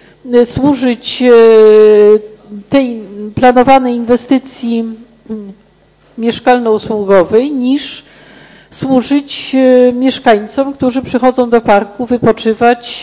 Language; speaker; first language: Polish; native; Polish